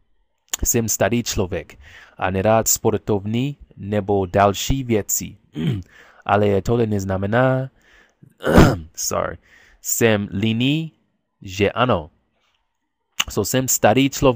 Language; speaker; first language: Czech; non-native, learner; English